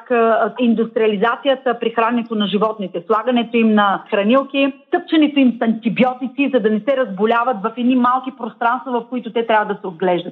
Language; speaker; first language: Bulgarian; native; Bulgarian